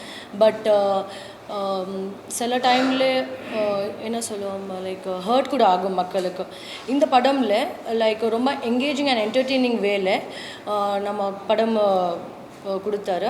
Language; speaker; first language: Tamil; non-native, learner; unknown